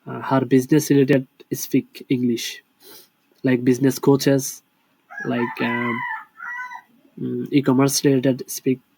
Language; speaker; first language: English; non-native, learner; Bangla